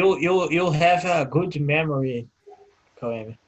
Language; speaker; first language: English; non-native, learner; Portuguese